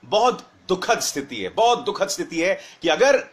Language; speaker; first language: Hindi; native; Hindi